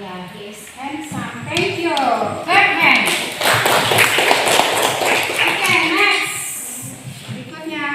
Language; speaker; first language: English; non-native, learner; Indonesian